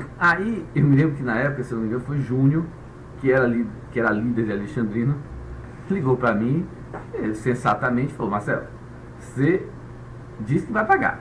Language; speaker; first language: Portuguese; native; Portuguese